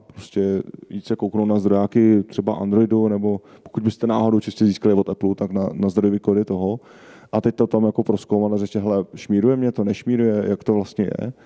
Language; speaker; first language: Czech; native; Czech